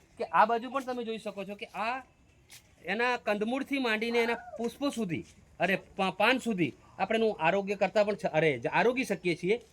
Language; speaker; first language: Gujarati; native; Gujarati